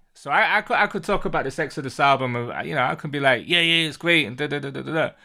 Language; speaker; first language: English; native; English